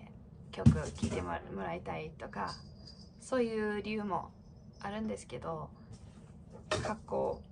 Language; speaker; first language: Japanese; non-native, fluent; English